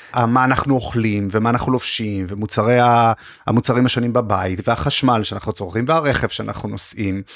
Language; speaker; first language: Hebrew; native; Hebrew